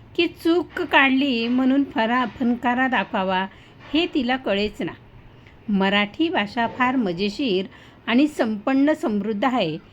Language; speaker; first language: Marathi; non-native, local second language; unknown